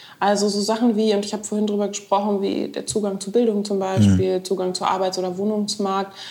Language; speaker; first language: German; native; German